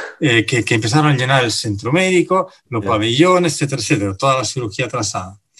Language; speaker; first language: Spanish; non-native, fluent; Italian